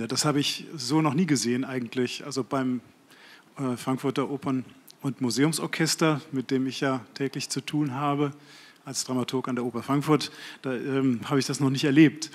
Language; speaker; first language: German; native; German